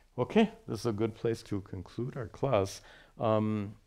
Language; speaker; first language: English; native; English